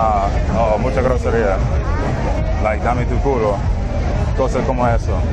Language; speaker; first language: Spanish; early bilingual, heritage; Haitian Creole